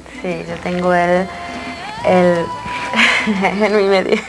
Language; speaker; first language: Spanish; early bilingual, heritage; Spanish